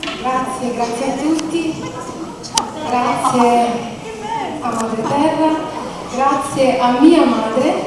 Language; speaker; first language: Italian; non-native, local second language; Arabic